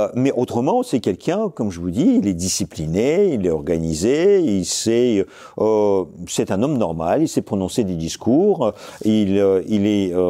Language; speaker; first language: French; non-native, fluent; Russian